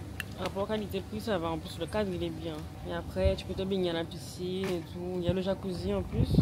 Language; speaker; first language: French; native; French